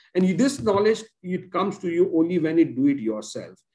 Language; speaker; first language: English; non-native, local second language; Konkani